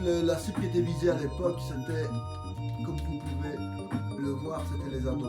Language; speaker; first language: French; native; French